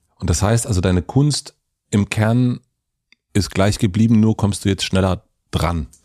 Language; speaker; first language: German; native; German